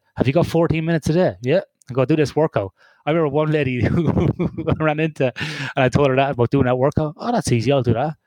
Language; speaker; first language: English; native; English